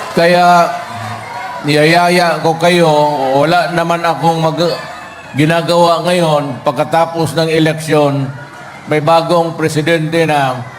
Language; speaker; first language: Filipino; non-native, local second language; Cebuano